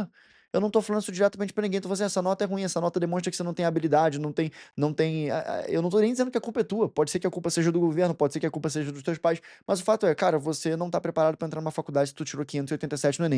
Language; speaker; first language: Portuguese; native; Portuguese